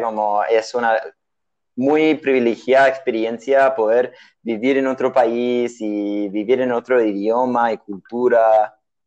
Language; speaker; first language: Spanish; non-native, fluent; English